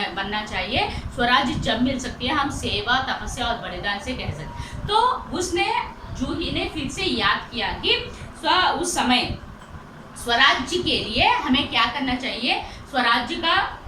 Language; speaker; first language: Hindi; non-native, local second language; Telugu